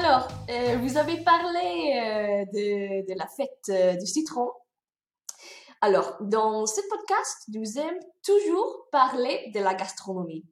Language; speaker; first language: French; non-native, fluent; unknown